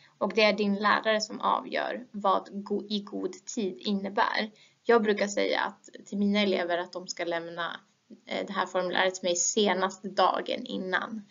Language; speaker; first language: Swedish; native; Swedish